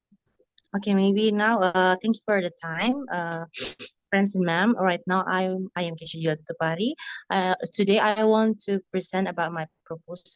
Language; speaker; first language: English; non-native, learner; Indonesian